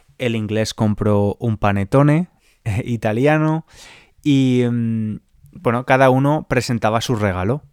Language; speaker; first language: Spanish; native; Spanish